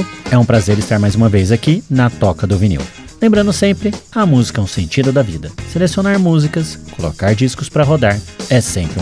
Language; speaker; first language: Portuguese; native; Portuguese